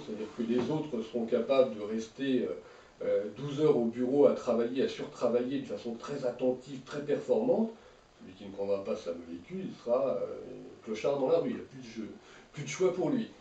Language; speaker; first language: French; native; French